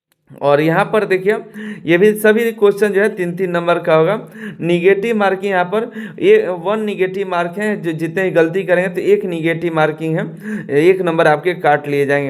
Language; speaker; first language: Hindi; native; Hindi